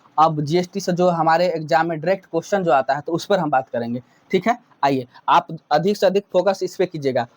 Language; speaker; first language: Hindi; native; Hindi